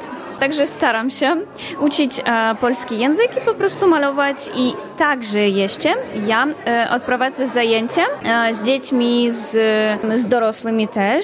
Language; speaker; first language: Polish; non-native, learner; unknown